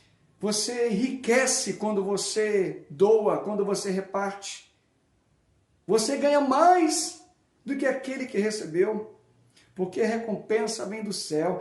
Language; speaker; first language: Portuguese; native; Portuguese